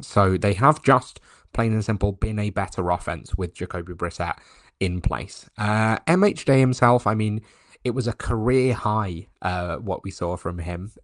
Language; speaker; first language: English; native; English